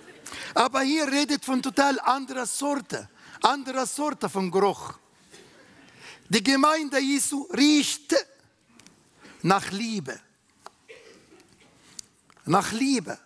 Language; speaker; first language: German; non-native, learner; Arabic